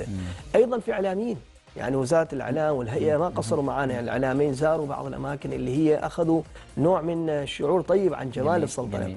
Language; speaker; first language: Arabic; native; Arabic